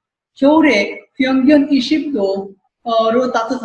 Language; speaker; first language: Korean; non-native, fluent; Bangla